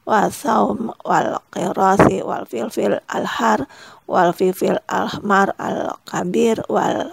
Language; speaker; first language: Arabic; non-native, fluent; Indonesian